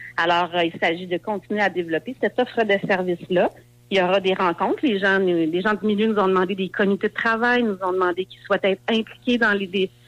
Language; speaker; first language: French; native; French